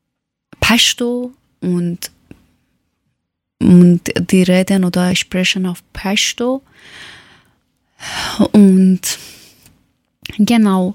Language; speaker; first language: German; non-native, learner; Persian